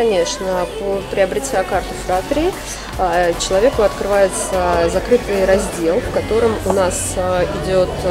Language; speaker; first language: Russian; native; Russian